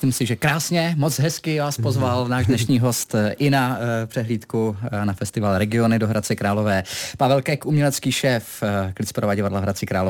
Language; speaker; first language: Czech; native; Czech